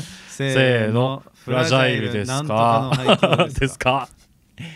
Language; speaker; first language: Japanese; native; Japanese